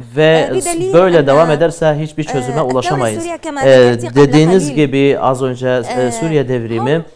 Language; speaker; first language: Turkish; non-native, learner; Arabic